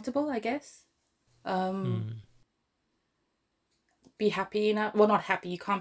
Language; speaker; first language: English; native; English